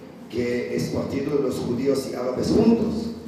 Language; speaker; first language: Spanish; non-native, learner; Hebrew